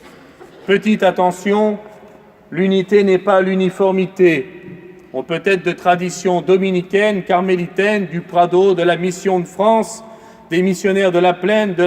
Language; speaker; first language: French; native; French